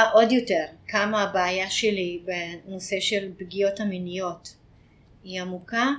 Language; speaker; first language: Hebrew; non-native, fluent; Hungarian